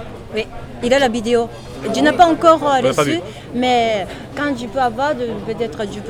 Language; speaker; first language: French; non-native, learner; Japanese